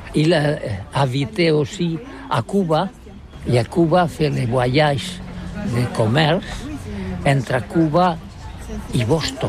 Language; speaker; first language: French; non-native, learner; Catalan